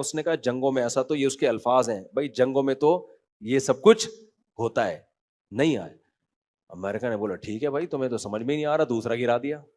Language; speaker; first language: Urdu; native; Urdu